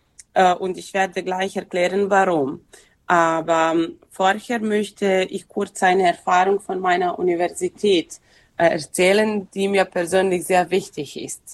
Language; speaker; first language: German; non-native, fluent; Serbian